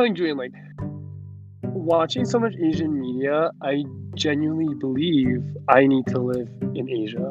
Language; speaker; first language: English; native; English